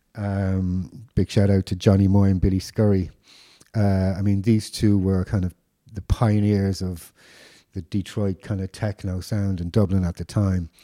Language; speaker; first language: English; native; English